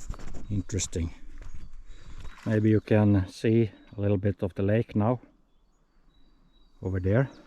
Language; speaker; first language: English; non-native, fluent; Swedish